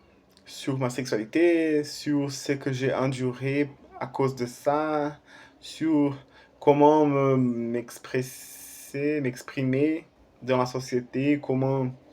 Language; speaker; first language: French; non-native, fluent; Portuguese